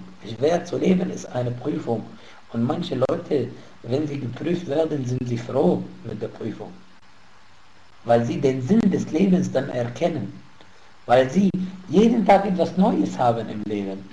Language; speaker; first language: German; non-native, fluent; Arabic